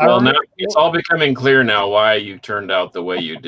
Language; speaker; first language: English; native; English